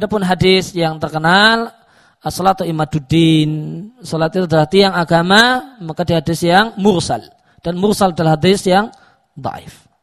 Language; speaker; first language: Indonesian; native; Indonesian